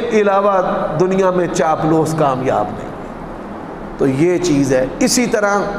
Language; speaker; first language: Urdu; non-native, local second language; Punjabi